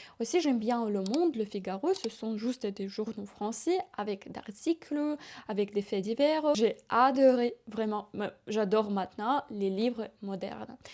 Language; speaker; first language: French; non-native, fluent; Ukrainian